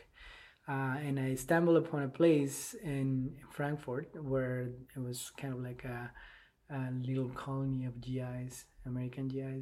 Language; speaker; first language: English; non-native, fluent; Spanish